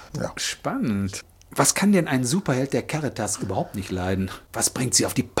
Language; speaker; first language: German; native; German